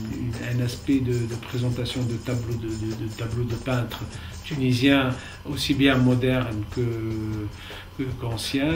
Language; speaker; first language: French; non-native, local second language; Arabic